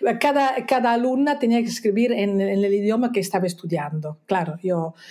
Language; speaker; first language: Spanish; non-native, fluent; Italian